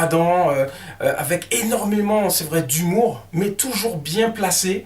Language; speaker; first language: French; native; French